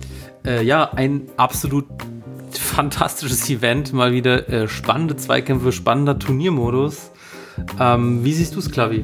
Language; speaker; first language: German; native; German